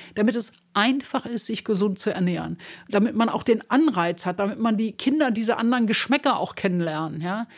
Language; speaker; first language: German; native; German